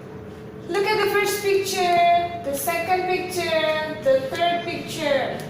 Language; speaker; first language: English; non-native, local second language; Indonesian